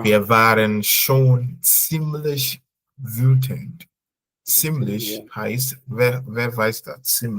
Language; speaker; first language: German; non-native, fluent; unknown